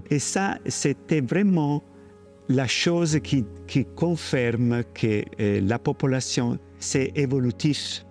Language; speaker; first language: French; non-native, learner; Italian